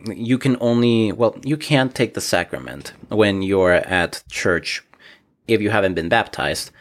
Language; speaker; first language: English; early bilingual, other home language; Spanish